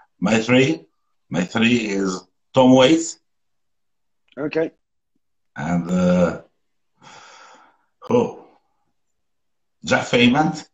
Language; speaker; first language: English; non-native, learner; Italian